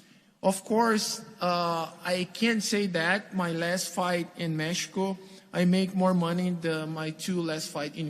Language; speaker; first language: English; non-native, learner; Portuguese